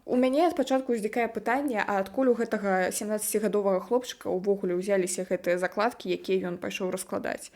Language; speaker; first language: Belarusian; non-native, local second language; Russian